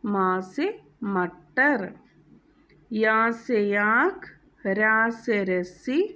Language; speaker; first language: Hindi; non-native, local second language; Malayalam